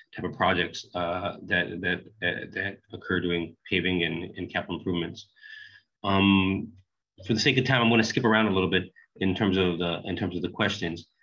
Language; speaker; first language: English; native; English